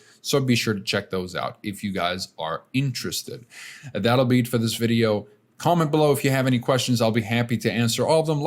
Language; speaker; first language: English; native; English